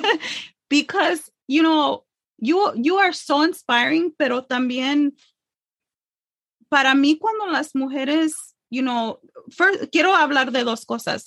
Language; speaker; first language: Spanish; early bilingual, heritage; English